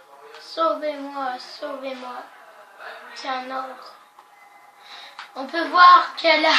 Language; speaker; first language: French; native; French